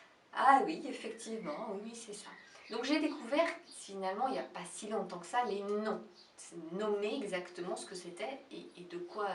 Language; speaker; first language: French; native; French